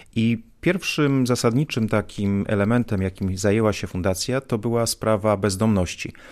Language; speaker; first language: Polish; native; Polish